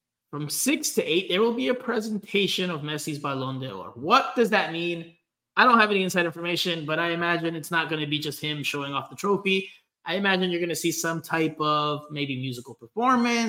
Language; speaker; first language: English; early bilingual, other home language; Spanish